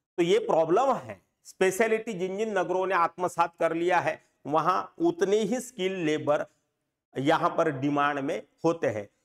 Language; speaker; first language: Hindi; non-native, local second language; Marathi